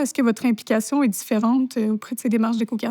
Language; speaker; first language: French; native; French